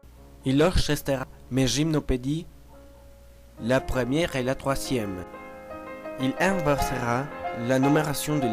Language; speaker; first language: French; non-native, learner; Spanish